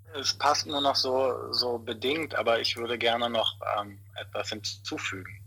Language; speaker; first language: German; native; German